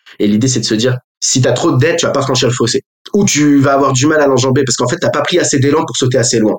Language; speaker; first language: French; native; French